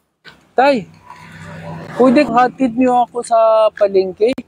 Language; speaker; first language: Filipino; non-native, learner; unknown